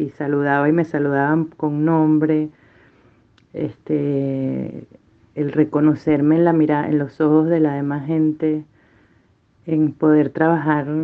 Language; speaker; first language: Spanish; native; Spanish